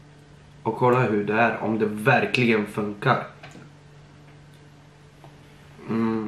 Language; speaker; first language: Swedish; early bilingual, other home language; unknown